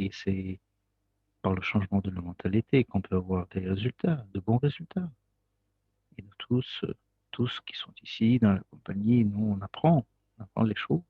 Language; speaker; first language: French; non-native, fluent; Russian